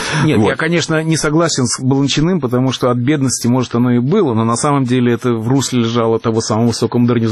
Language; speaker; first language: Russian; native; Russian